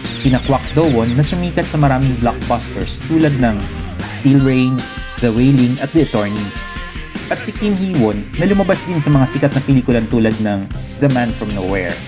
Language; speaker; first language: Filipino; native; Filipino